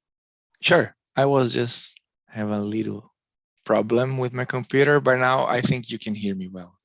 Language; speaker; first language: English; non-native, learner; Portuguese